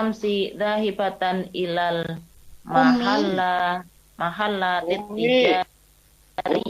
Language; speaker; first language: Arabic; non-native, learner; Indonesian